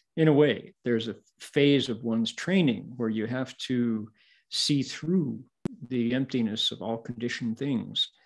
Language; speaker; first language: English; native; English